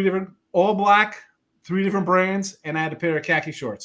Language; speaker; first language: English; native; English